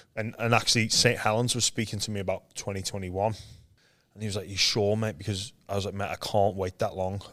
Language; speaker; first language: English; native; English